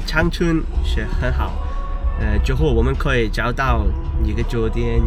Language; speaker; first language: Chinese; non-native, learner; English